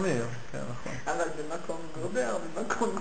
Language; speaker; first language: Hebrew; non-native, fluent; French